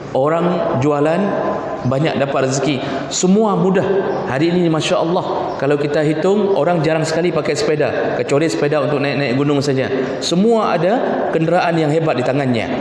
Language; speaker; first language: Malay; native; Malay